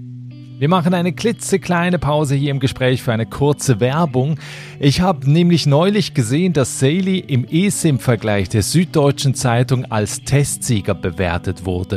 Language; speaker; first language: German; native; German